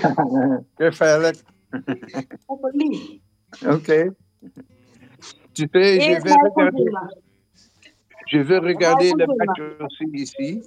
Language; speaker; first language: French; non-native, learner; Dutch